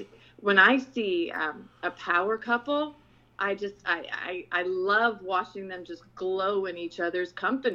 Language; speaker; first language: English; non-native, local second language; Filipino